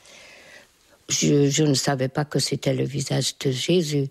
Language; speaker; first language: French; non-native, fluent; Hungarian